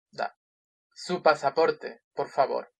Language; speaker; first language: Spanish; non-native, fluent; Russian